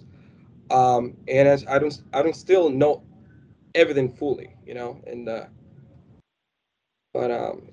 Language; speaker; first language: English; non-native, fluent; Spanish